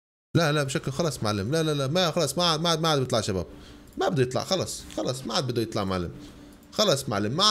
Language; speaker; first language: Arabic; native; Arabic